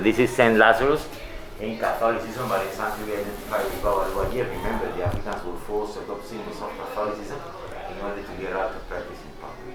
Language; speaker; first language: English; non-native, fluent; Spanish